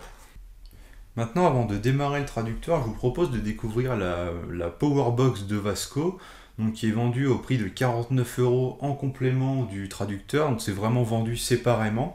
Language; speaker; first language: French; native; French